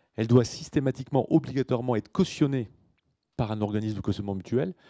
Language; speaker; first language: French; native; French